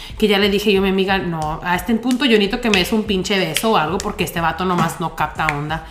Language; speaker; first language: Spanish; early bilingual, heritage; Spanish